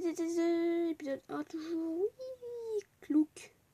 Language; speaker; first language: French; native; French